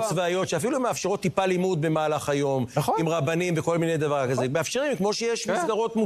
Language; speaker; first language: Hebrew; native; Hebrew